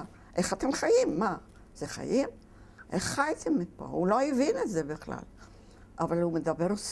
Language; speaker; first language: Hebrew; non-native, fluent; Yiddish